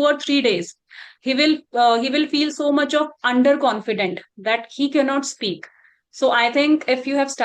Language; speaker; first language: English; non-native, local second language; Hindi